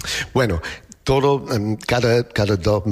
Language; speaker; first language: Spanish; non-native, fluent; English